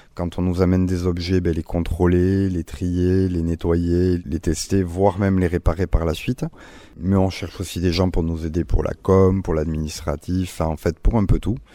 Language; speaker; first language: French; native; French